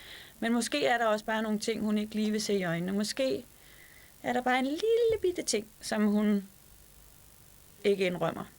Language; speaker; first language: Danish; native; Danish